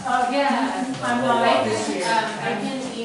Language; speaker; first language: English; native; English